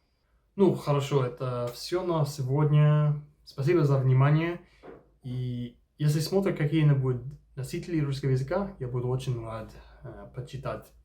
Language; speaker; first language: Russian; non-native, fluent; English